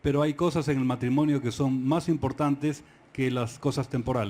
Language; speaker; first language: Spanish; native; Spanish